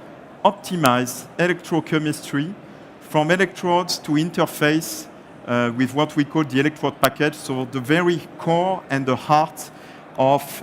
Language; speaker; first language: English; non-native, fluent; French